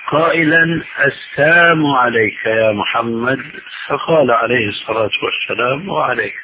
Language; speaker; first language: Arabic; early bilingual, other home language; Albanian